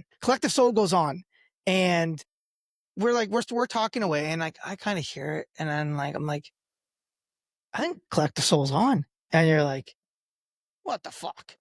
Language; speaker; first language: English; native; English